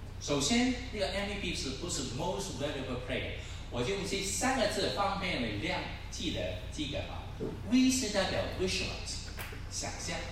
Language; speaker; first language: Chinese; non-native, local second language; Cantonese